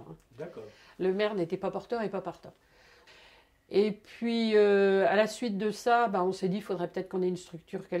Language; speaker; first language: French; native; French